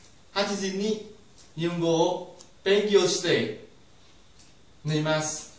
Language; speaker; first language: Japanese; non-native, learner; Vietnamese